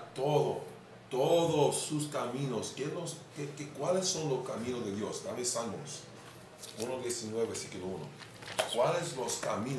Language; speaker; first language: Spanish; non-native, fluent; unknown